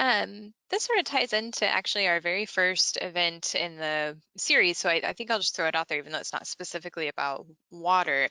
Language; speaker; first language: English; native; English